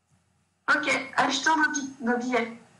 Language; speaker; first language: French; non-native, learner; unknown